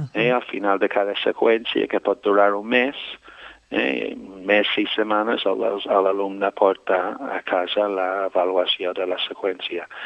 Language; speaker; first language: Catalan; non-native, fluent; English